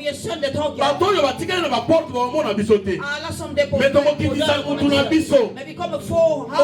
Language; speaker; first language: Swedish; non-native, learner; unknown